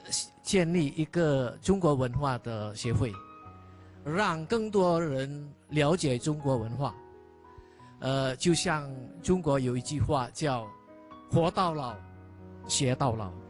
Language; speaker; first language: Chinese; non-native, fluent; Indonesian